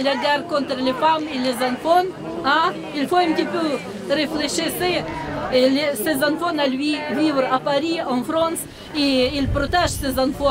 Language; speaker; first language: French; non-native, learner; Ukrainian